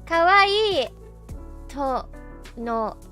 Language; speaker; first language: Japanese; non-native, learner; English